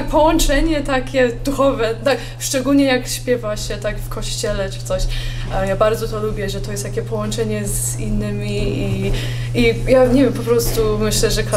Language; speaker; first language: Polish; early bilingual, heritage; Polish